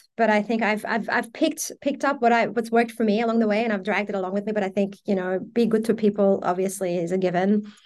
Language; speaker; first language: English; early bilingual, other home language; Persian